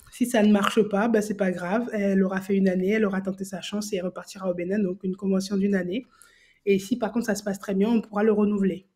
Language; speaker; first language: French; native; French